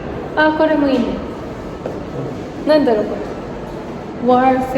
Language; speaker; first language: Japanese; non-native, fluent; Filipino